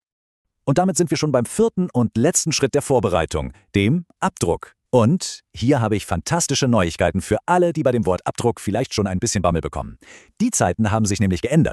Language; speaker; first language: German; native; German